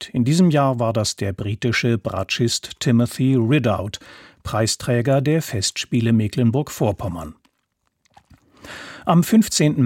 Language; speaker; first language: German; native; German